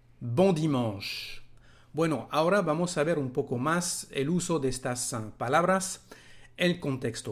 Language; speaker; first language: Spanish; non-native, fluent; French